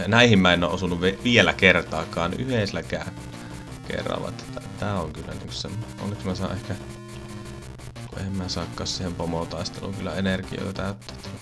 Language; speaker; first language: Finnish; native; Finnish